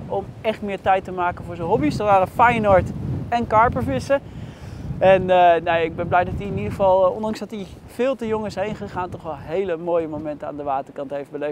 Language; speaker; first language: Dutch; native; Dutch